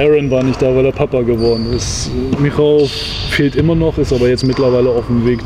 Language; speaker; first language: German; native; German